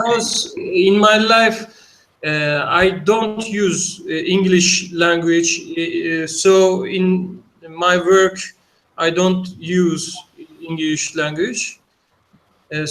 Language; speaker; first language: English; non-native, learner; Turkish